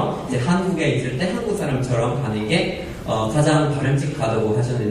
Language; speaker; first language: Korean; non-native, fluent; English